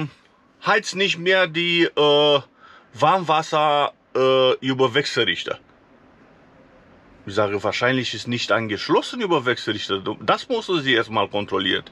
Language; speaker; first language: German; non-native, fluent; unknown